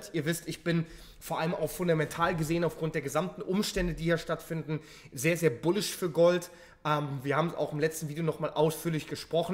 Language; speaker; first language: German; native; German